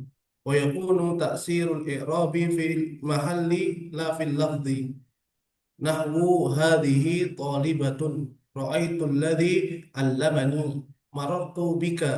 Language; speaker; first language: Arabic; non-native, learner; Indonesian